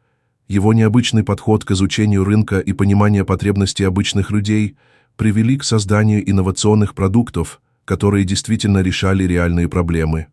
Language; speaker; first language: Russian; native; Russian